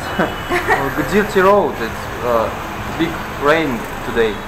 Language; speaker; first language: English; non-native, learner; Russian